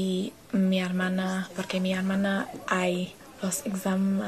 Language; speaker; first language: Spanish; non-native, learner; English